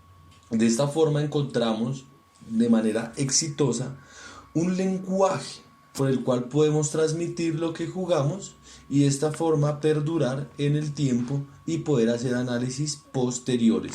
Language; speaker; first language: Spanish; native; Spanish